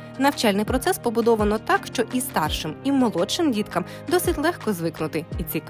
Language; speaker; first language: Ukrainian; native; Ukrainian